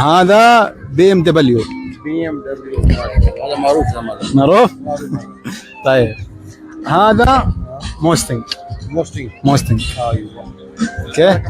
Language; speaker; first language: Arabic; non-native, learner; Urdu